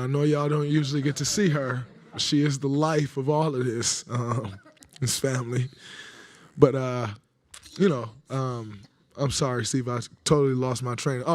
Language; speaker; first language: English; native; English